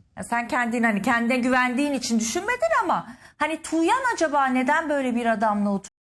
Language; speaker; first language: Turkish; native; Turkish